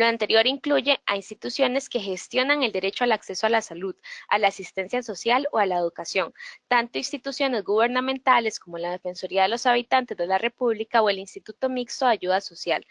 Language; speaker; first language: Spanish; native; Spanish